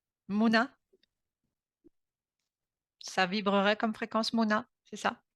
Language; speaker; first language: French; native; French